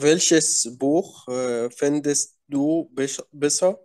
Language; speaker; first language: German; non-native, learner; Arabic